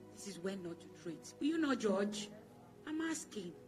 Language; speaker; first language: English; non-native, local second language; Igbo